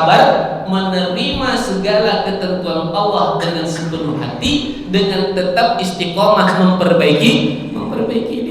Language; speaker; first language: Malay; native; Malay